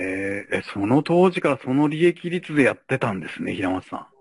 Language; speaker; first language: Japanese; native; Japanese